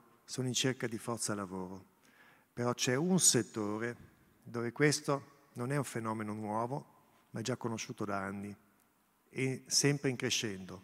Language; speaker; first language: Italian; non-native, local second language; German